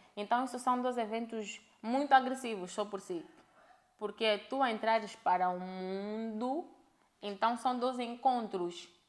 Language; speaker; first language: Portuguese; native; Portuguese